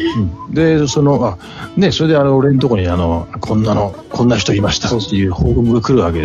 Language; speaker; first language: Japanese; native; Japanese